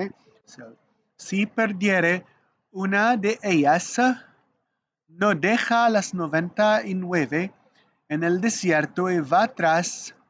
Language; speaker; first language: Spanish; non-native, learner; Arabic